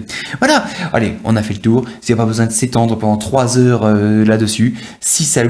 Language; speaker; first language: French; native; French